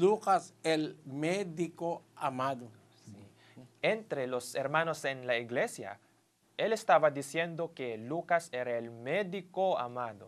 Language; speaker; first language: Spanish; non-native, fluent; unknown